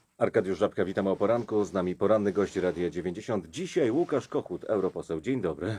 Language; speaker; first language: Polish; native; Polish